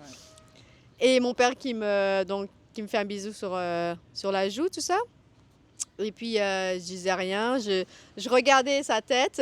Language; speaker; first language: French; early bilingual, other home language; Vietnamese